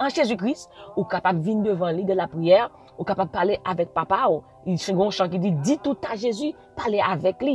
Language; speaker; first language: French; non-native, local second language; Haitian Creole